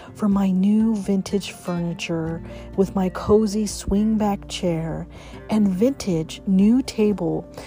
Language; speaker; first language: English; native; English